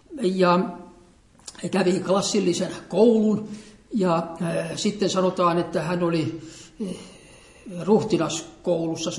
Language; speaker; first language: Finnish; native; Finnish